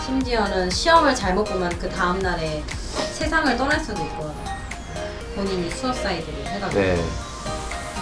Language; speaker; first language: Korean; native; Korean